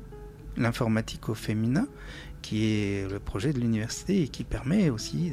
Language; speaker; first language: French; native; French